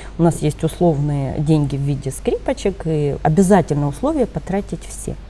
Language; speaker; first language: Russian; native; Russian